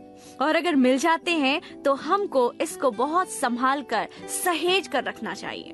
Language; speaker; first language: Hindi; native; Hindi